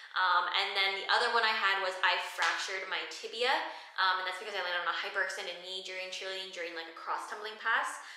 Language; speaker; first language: English; native; English